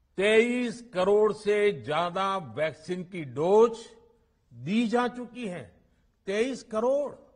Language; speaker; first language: Hindi; non-native, local second language; Gujarati